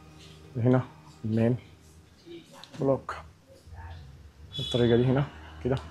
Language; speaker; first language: Arabic; native; Arabic